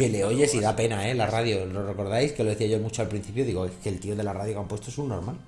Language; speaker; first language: Spanish; native; Spanish